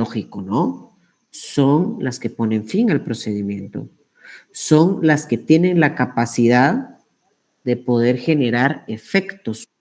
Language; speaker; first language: Spanish; native; Spanish